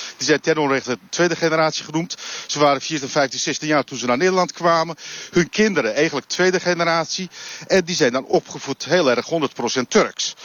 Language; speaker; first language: Dutch; non-native, fluent; Turkish